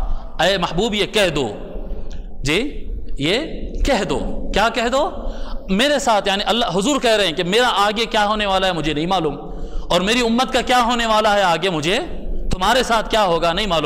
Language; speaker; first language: Urdu; native; Urdu